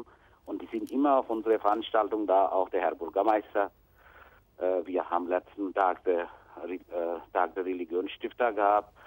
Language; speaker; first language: German; non-native, fluent; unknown